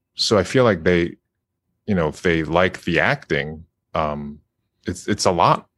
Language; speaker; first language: English; non-native, fluent; Japanese